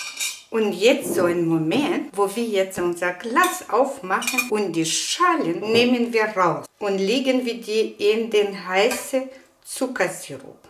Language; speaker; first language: German; non-native, learner; Russian